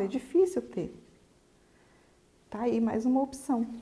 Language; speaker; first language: Portuguese; native; Portuguese